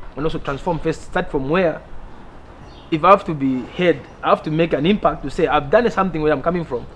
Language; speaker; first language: English; non-native, local second language; Bemba